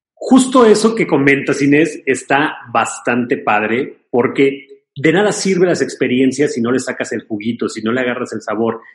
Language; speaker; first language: Spanish; native; Spanish